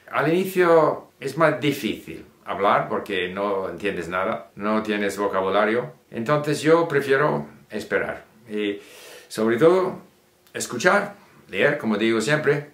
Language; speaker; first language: Spanish; non-native, fluent; English